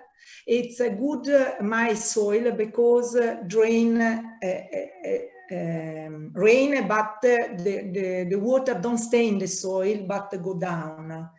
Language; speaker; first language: English; non-native, learner; Italian